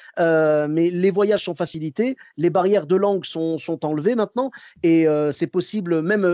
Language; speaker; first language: French; early bilingual, other home language; Arabic